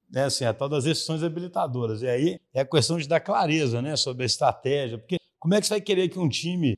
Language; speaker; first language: Portuguese; native; Portuguese